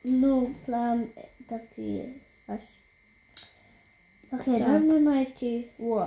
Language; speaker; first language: Russian; early bilingual, heritage; Russian